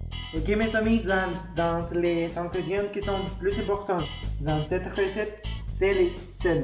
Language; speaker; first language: French; non-native, learner; Spanish